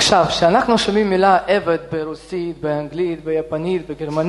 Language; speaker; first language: Hebrew; non-native, fluent; Russian